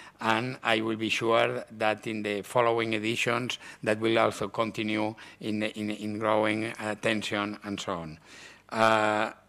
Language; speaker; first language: English; non-native, learner; Catalan